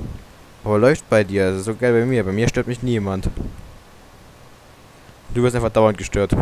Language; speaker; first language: German; native; German